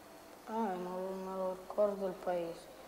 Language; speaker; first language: Italian; non-native, learner; Serbian